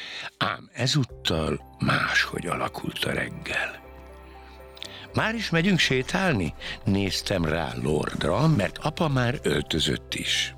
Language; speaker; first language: Hungarian; native; Hungarian